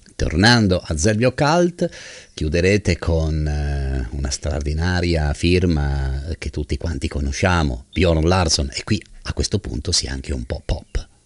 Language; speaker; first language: Italian; native; Italian